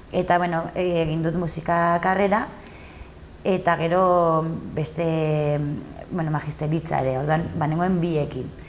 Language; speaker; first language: Basque; non-native, local second language; Spanish